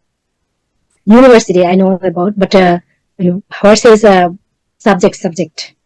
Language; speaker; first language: English; non-native, learner; Bangla